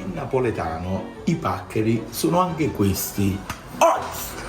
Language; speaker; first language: Italian; native; Italian